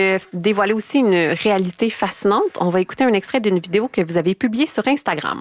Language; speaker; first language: French; native; French